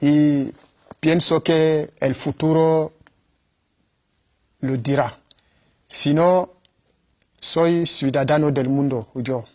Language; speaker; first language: Spanish; non-native, fluent; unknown